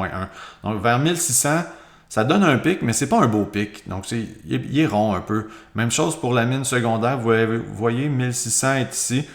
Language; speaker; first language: French; native; French